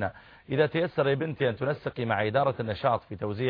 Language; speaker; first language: Arabic; native; Arabic